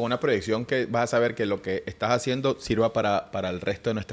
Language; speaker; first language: Spanish; native; Spanish